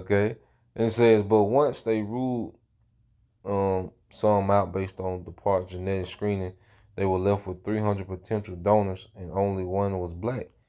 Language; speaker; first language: English; native; English